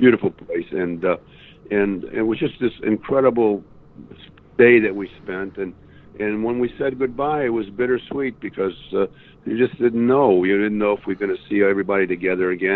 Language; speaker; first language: English; native; English